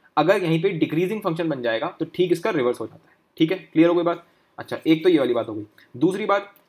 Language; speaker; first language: Hindi; native; Hindi